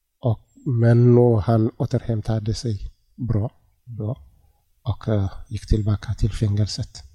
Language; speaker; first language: Swedish; non-native, learner; Tigrinya